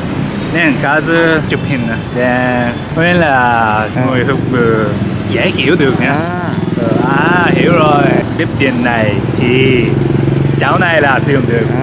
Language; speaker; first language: Vietnamese; non-native, learner; Japanese